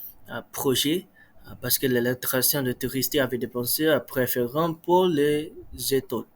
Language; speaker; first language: French; non-native, learner; Malay